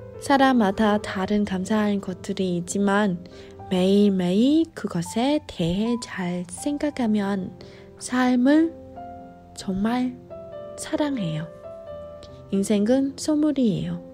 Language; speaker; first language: Korean; non-native, fluent; Vietnamese